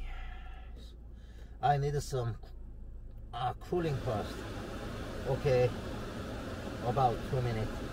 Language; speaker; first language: English; non-native, learner; Korean